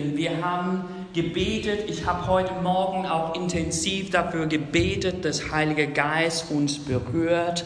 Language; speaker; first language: German; non-native, fluent; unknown